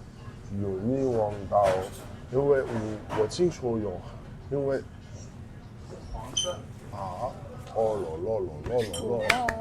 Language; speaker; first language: Chinese; non-native, learner; French